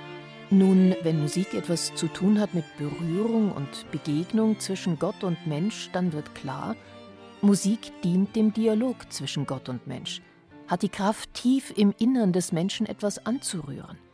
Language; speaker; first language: German; native; German